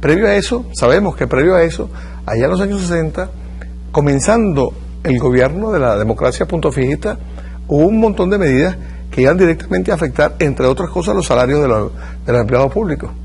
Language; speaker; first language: Spanish; native; Spanish